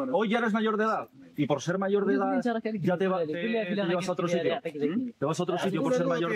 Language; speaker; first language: Spanish; native; Spanish